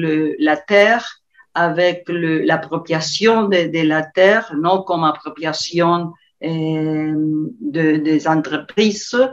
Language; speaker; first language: French; non-native, learner; Spanish